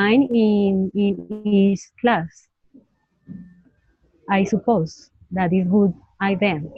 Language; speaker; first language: English; non-native, learner; Spanish